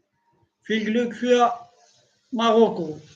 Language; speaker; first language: German; non-native, learner; Arabic